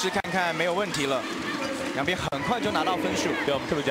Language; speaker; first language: Chinese; native; Chinese